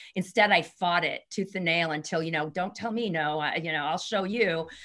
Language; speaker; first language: English; native; English